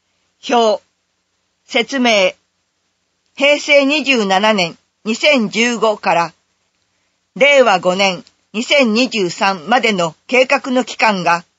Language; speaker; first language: Japanese; native; Japanese